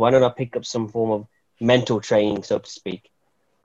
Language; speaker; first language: English; native; English